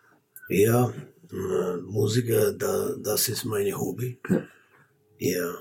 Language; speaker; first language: German; non-native, learner; Armenian